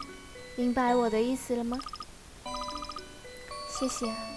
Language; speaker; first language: Chinese; native; Chinese